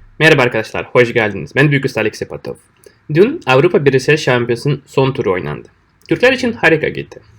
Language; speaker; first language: Turkish; non-native, fluent; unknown